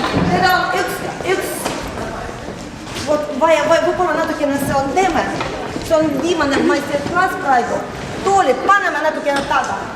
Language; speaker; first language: Estonian; non-native, learner; Russian